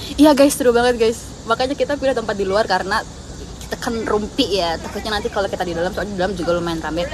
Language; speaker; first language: Indonesian; native; Indonesian